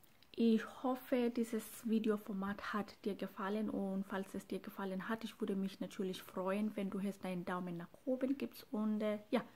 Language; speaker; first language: German; non-native, fluent; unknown